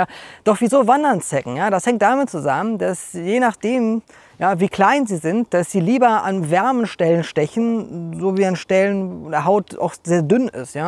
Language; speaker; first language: German; native; German